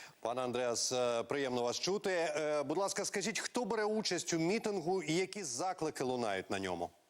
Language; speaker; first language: Ukrainian; native; Ukrainian